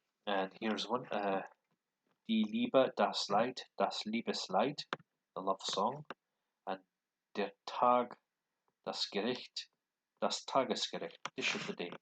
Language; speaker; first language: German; non-native, learner; English